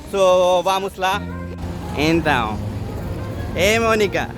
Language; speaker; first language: Portuguese; non-native, learner; Hindi